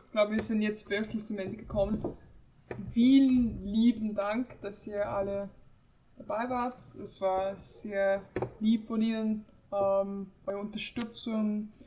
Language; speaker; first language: German; non-native, fluent; English